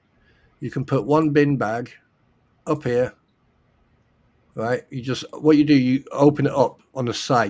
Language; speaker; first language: English; native; English